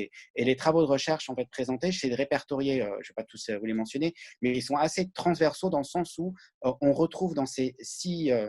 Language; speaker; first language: French; native; French